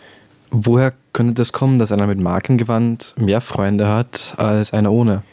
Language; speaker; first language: German; native; German